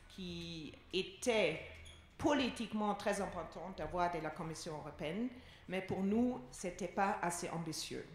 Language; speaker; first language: French; non-native, fluent; German